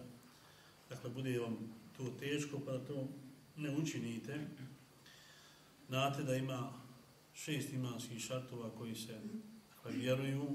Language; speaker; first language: Bosnian; native; Bosnian